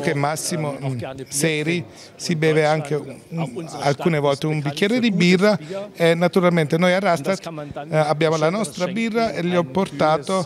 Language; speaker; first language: Italian; non-native, fluent; German